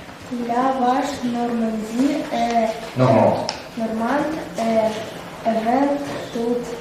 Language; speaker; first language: French; non-native, learner; Russian